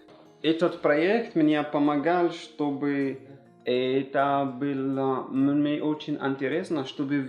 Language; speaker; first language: Russian; non-native, learner; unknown